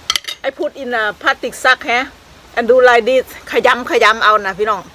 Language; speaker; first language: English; non-native, learner; Thai